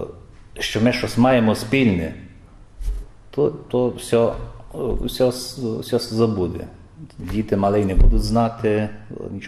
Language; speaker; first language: Ukrainian; early bilingual, heritage; Ukrainian